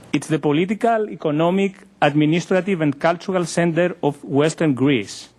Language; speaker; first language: English; non-native, fluent; Greek